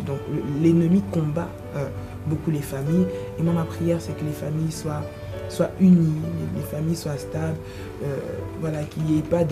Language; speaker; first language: French; non-native, local second language; Lingala